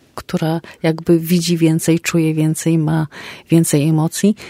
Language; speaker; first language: Polish; native; Polish